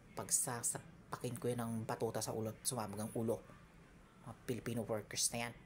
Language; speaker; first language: Filipino; non-native, local second language; Cebuano